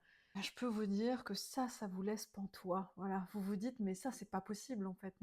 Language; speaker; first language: French; native; French